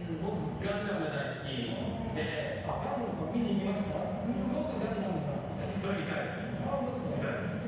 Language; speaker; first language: Japanese; non-native, learner; English